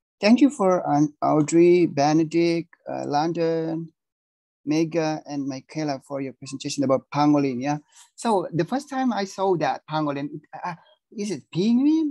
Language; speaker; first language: English; non-native, learner; Indonesian